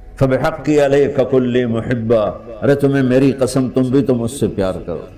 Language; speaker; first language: Urdu; non-native, local second language; Punjabi